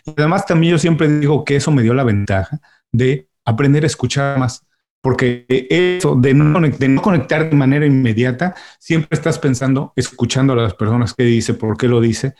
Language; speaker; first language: Spanish; native; Spanish